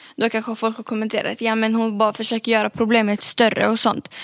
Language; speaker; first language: Swedish; early bilingual, other home language; Arabic